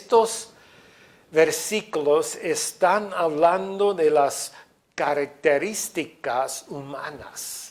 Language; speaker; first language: Spanish; non-native, fluent; English